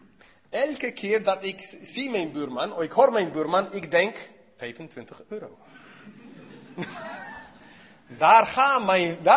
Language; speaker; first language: Dutch; non-native, learner; English